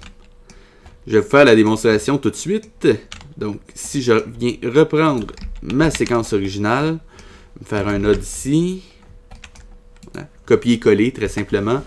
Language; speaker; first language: French; native; French